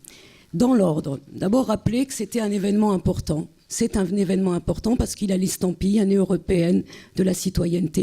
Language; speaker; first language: French; native; French